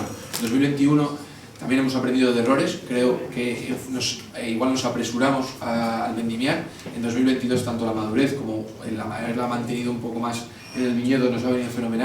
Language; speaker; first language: Spanish; native; Spanish